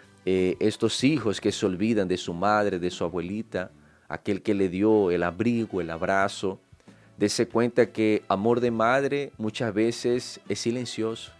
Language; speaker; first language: Spanish; non-native, fluent; Portuguese